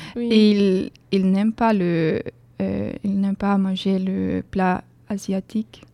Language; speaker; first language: French; non-native, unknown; Swedish